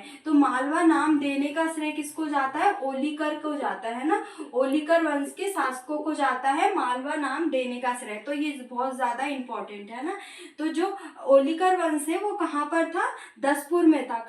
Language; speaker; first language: Hindi; native; Hindi